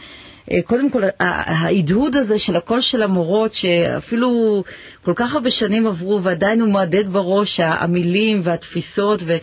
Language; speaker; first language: Hebrew; native; Hebrew